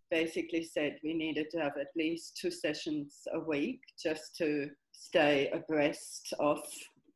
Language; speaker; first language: English; non-native, fluent; German